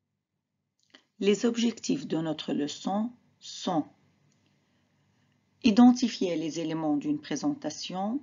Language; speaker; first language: French; non-native, fluent; Arabic